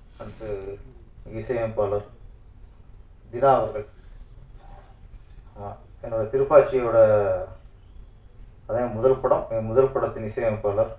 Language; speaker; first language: Tamil; native; Tamil